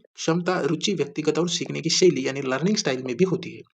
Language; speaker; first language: Hindi; non-native, local second language; Marathi